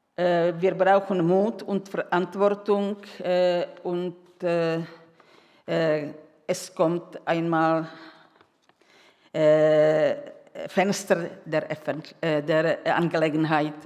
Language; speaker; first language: German; non-native, fluent; Czech